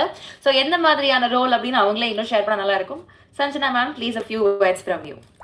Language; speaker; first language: Tamil; native; Tamil